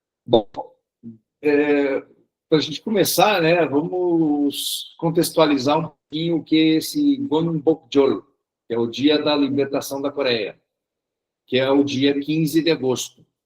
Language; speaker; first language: Portuguese; early bilingual, other home language; Korean